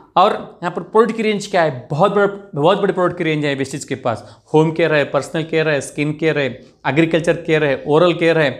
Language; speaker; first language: Hindi; non-native, local second language; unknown